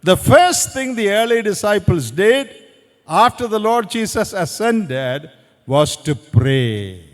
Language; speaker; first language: English; non-native, local second language; Malayalam